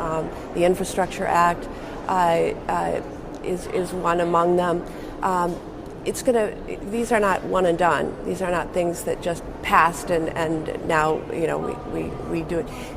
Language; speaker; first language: English; native; English